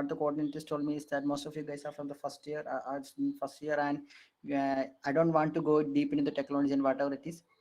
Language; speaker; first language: English; non-native, local second language; Malayalam